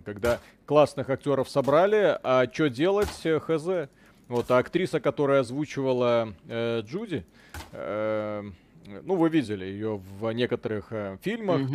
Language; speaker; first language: Russian; native; Russian